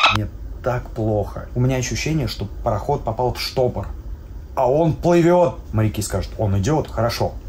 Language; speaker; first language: Russian; native; Russian